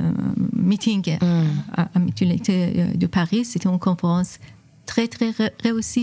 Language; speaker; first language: French; non-native, fluent; Persian